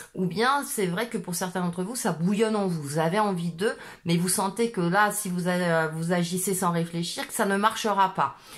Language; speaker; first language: French; native; French